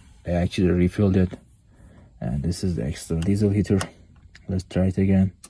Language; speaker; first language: English; non-native, fluent; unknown